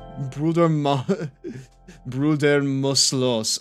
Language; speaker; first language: German; non-native, learner; English